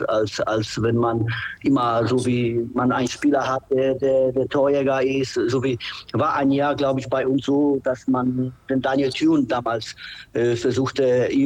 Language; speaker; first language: German; non-native, fluent; Polish